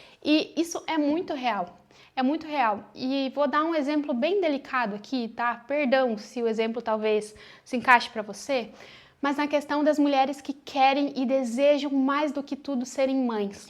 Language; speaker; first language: Portuguese; native; Portuguese